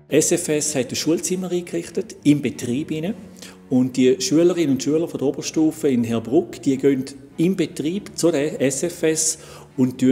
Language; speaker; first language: German; native; German